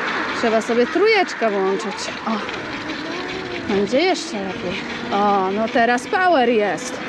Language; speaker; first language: Polish; native; Polish